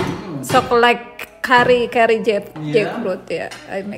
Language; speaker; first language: English; non-native, learner; Indonesian